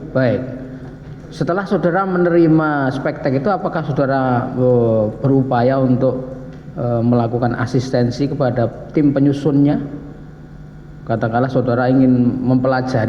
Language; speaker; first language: Indonesian; native; Indonesian